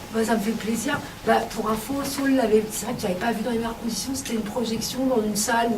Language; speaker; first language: French; native; French